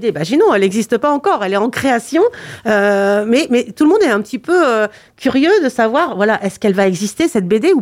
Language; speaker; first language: French; native; French